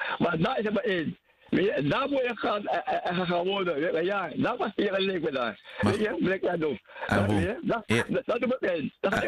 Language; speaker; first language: Dutch; non-native, learner; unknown